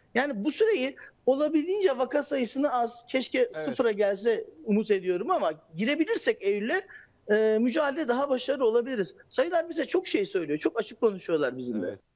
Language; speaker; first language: Turkish; native; Turkish